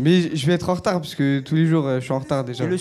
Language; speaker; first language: French; native; French